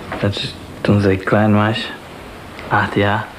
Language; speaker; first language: Dutch; non-native, learner; Portuguese